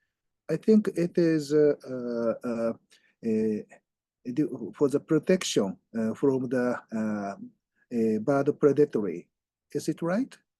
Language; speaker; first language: English; non-native, fluent; Japanese